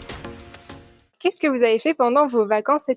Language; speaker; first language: French; native; French